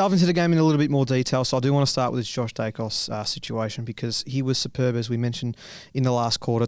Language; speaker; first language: English; native; English